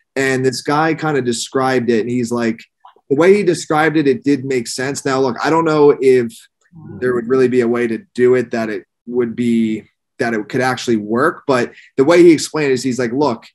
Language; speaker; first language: English; native; English